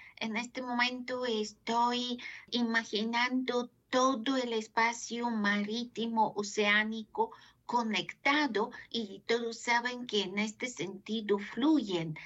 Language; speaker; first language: Spanish; non-native, fluent; Bulgarian